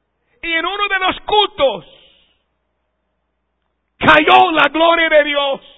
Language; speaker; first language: Spanish; non-native, fluent; English